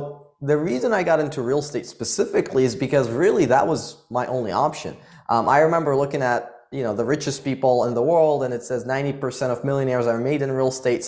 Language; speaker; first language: English; early bilingual, other home language; Arabic